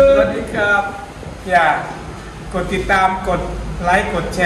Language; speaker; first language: English; non-native, learner; Thai